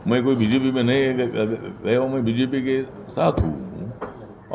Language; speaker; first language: Hindi; non-native, local second language; Marathi